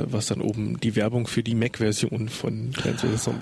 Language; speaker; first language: German; native; German